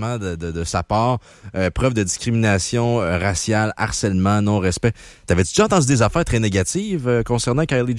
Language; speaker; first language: French; native; French